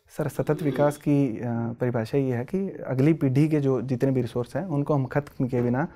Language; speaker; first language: Hindi; native; Hindi